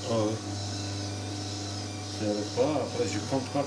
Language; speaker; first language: French; non-native, fluent; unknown